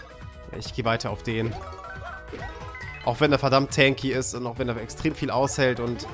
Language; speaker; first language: German; native; German